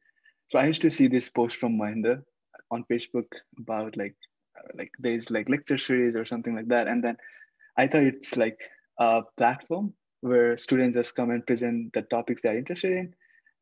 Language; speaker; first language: English; non-native, local second language; Nepali